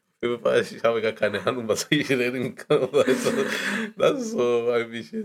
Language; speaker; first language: German; non-native, learner; Spanish